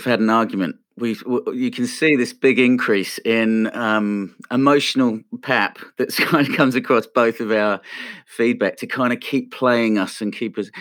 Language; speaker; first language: English; native; English